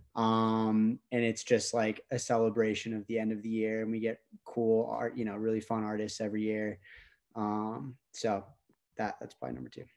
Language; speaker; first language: English; native; English